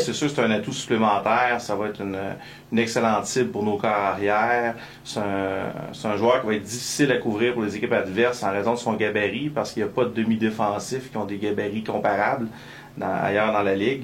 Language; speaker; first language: French; native; French